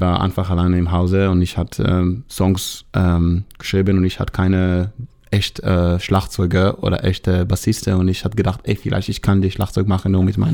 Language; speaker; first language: German; non-native, learner; Hebrew